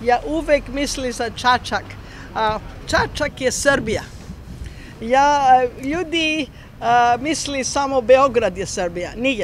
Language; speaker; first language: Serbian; non-native, learner; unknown